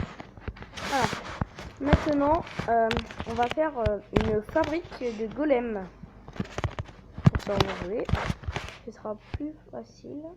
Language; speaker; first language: French; native; French